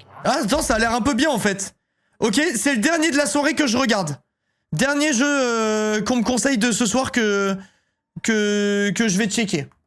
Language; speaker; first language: French; native; French